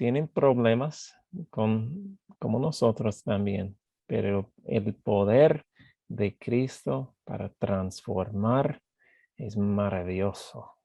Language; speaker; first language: Spanish; non-native, fluent; English